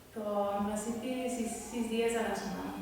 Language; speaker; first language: Catalan; non-native, fluent; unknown